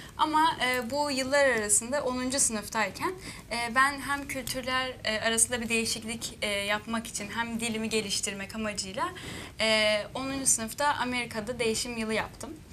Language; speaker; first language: Turkish; native; Turkish